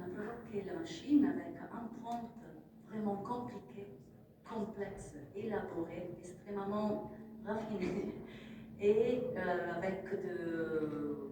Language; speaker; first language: French; non-native, fluent; Italian